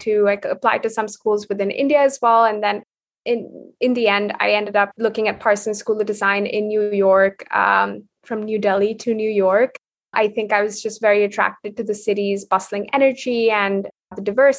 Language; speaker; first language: English; non-native, local second language; Hindi